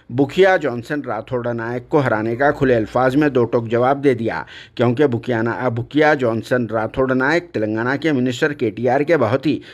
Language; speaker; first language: Hindi; native; Hindi